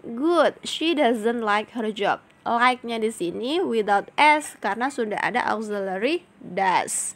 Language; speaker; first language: English; non-native, fluent; Indonesian